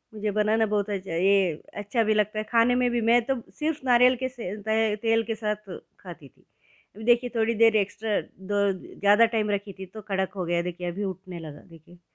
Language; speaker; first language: Hindi; non-native, local second language; Kannada